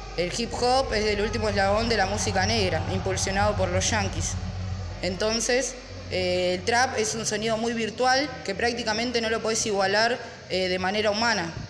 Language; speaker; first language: Spanish; early bilingual, other home language; Portuguese